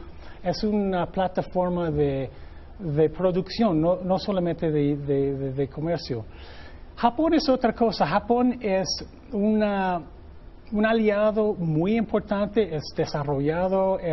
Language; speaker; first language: Spanish; non-native, fluent; English